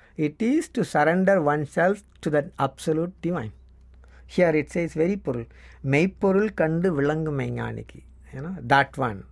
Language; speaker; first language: English; non-native, local second language; Tamil